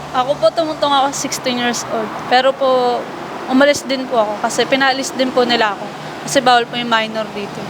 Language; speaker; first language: Filipino; native; Filipino